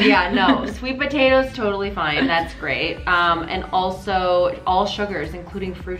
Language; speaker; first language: English; native; English